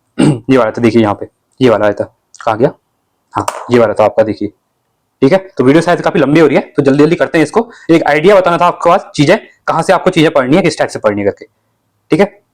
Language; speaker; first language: Hindi; native; Hindi